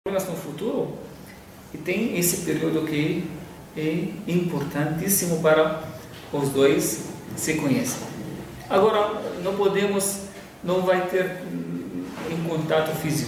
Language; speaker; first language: Portuguese; non-native, fluent; Arabic